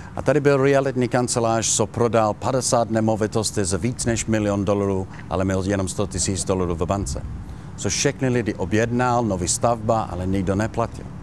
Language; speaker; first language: Czech; non-native, learner; Italian